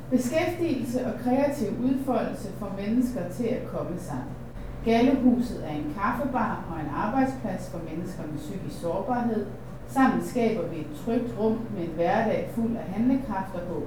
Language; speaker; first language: Danish; native; Danish